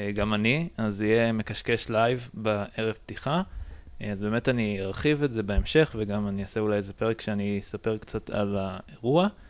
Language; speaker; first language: Hebrew; native; Hebrew